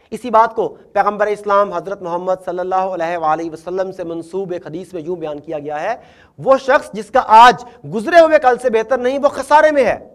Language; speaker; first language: Urdu; native; Urdu